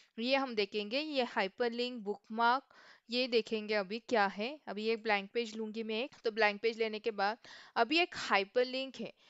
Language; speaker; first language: Hindi; non-native, local second language; Marathi